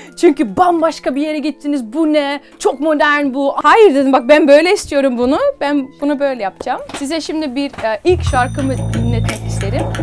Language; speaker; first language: Turkish; early bilingual, heritage; Turkish